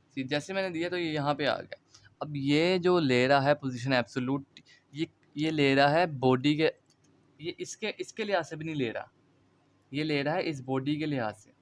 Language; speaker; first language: Urdu; native; Urdu